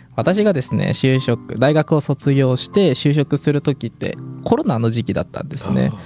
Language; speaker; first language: Japanese; native; Japanese